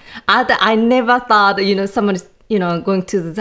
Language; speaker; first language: English; non-native, learner; Japanese